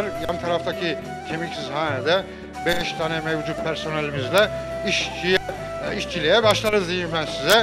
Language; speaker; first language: Turkish; native; Turkish